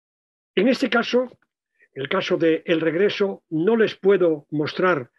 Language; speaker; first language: Spanish; native; Spanish